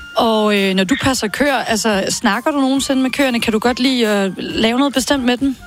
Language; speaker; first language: Danish; native; Danish